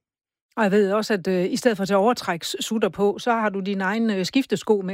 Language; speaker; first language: Danish; native; Danish